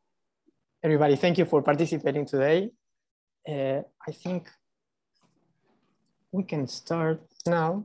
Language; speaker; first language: English; non-native, fluent; Spanish